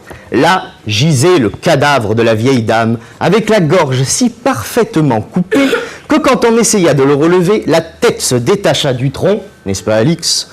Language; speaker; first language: French; native; French